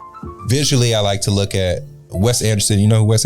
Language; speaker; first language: English; native; English